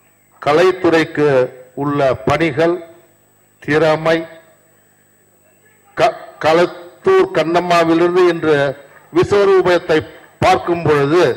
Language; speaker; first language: Tamil; native; Tamil